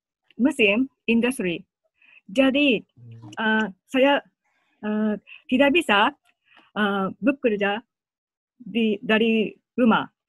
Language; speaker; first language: Indonesian; non-native, learner; Japanese